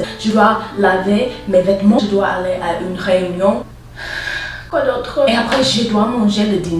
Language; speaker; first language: French; non-native, learner; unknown